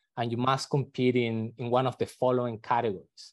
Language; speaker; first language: English; non-native, fluent; Spanish